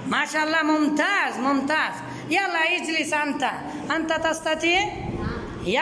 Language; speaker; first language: Arabic; non-native, fluent; Bangla